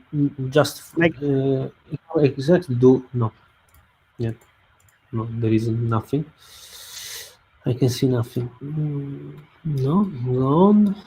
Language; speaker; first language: English; non-native, learner; Italian